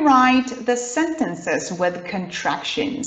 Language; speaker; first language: English; non-native, fluent; Portuguese